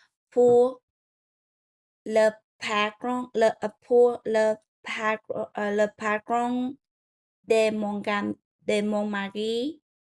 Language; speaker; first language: French; non-native, learner; Vietnamese